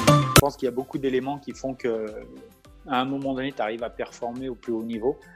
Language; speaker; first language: French; native; French